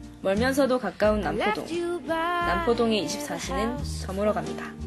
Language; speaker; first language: Korean; native; Korean